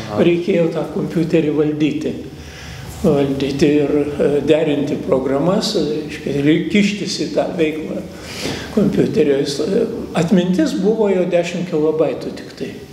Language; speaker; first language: Lithuanian; native; Lithuanian